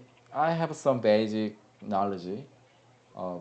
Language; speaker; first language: English; non-native, learner; Korean